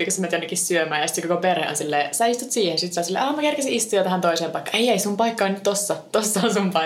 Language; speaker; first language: Finnish; native; Finnish